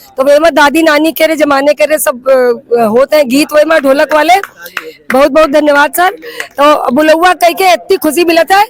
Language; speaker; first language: Hindi; native; Hindi